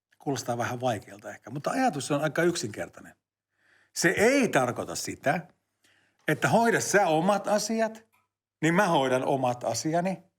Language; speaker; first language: Finnish; native; Finnish